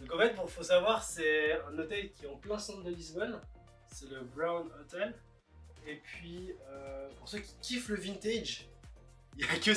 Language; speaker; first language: French; native; French